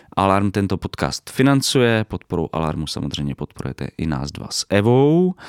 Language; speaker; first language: Czech; native; Czech